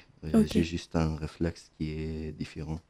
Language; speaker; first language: French; non-native, fluent; Arabic